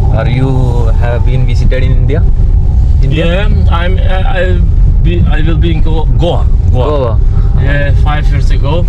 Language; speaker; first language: English; non-native, learner; Malayalam